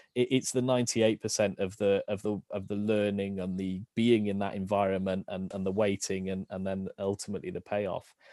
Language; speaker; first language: English; native; English